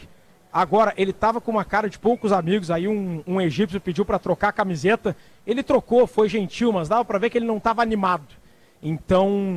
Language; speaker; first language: Portuguese; native; Portuguese